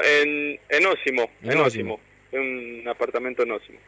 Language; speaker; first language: Italian; non-native, learner; Spanish